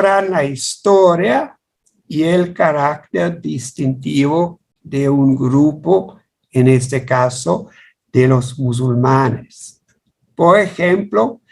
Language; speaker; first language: Spanish; non-native, fluent; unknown